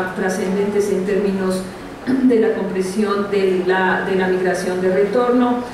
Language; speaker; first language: Spanish; native; Spanish